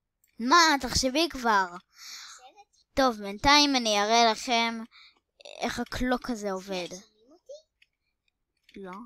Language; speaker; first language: Hebrew; native; Hebrew